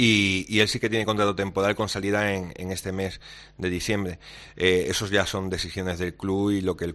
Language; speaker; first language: Spanish; native; Spanish